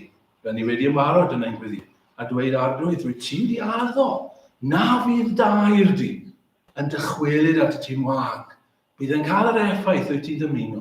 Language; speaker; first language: Welsh; native; Welsh